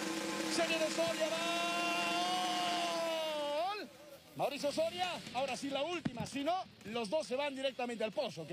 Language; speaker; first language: Spanish; native; Spanish